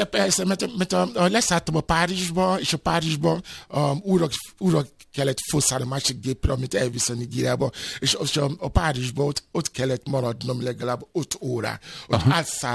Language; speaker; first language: Hungarian; non-native, fluent; Yoruba